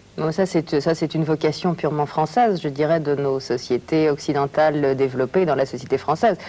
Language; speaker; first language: French; native; French